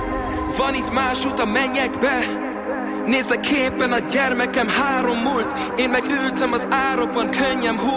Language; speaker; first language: Hungarian; native; Hungarian